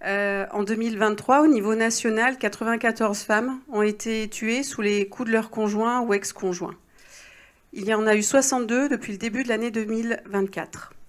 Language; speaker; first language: French; native; French